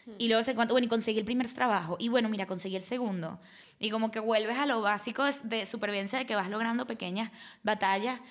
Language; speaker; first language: Spanish; native; Spanish